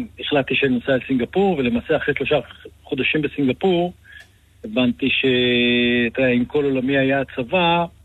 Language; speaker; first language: Hebrew; native; Hebrew